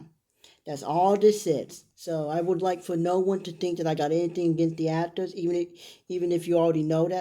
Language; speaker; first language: English; native; English